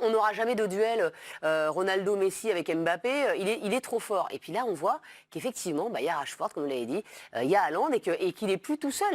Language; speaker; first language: French; native; French